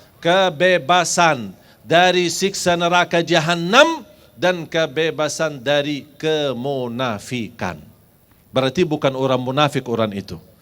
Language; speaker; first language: Malay; non-native, fluent; Arabic